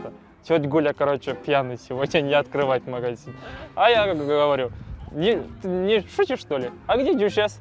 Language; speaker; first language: Russian; non-native, local second language; Kazakh